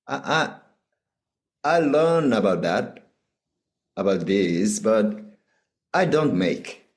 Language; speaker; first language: English; non-native, learner; Japanese